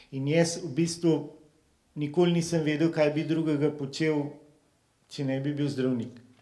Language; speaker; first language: Slovenian; native; Slovenian